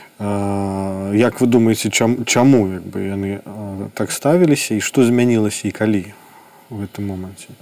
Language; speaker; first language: Belarusian; non-native, local second language; Russian